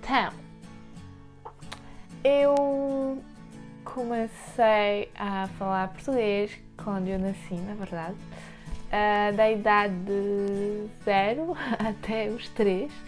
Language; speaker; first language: Portuguese; early bilingual, heritage; French